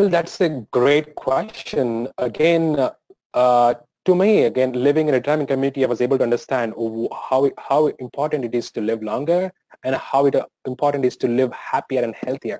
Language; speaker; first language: English; non-native, local second language; Telugu